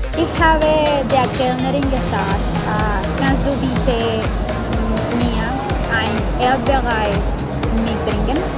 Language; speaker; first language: German; non-native, learner; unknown